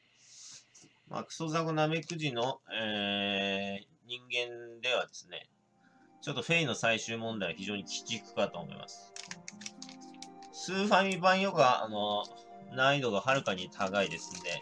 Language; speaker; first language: Japanese; native; Japanese